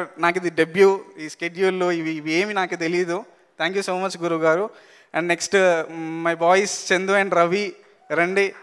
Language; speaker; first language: Telugu; native; Telugu